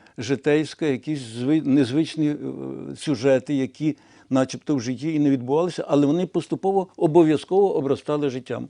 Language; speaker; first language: Ukrainian; non-native, local second language; Russian